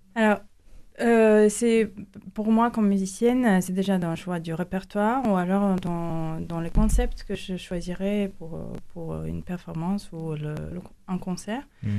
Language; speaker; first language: French; non-native, fluent; Latvian